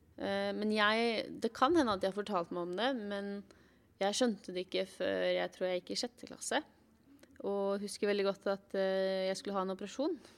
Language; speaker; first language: Norwegian; native; Norwegian